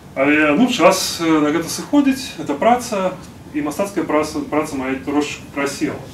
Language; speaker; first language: Belarusian; non-native, local second language; Russian